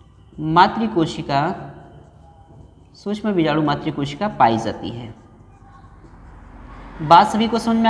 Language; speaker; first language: Hindi; native; Hindi